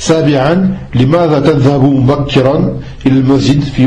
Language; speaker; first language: Arabic; non-native, fluent; French